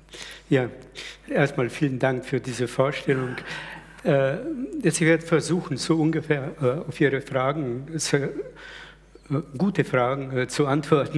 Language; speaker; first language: German; early bilingual, other home language; Slovenian